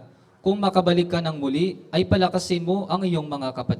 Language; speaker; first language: Filipino; native; Filipino